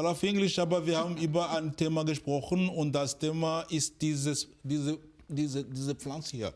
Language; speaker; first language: German; non-native, fluent; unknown